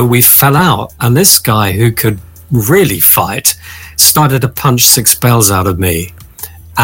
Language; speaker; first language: English; native; English